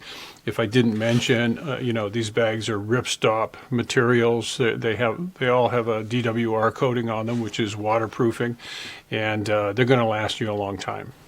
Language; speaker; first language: English; native; English